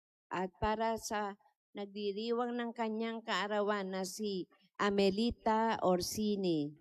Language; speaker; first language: Filipino; native; Filipino